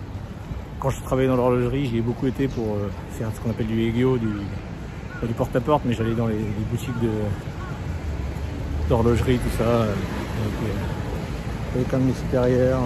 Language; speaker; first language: French; native; French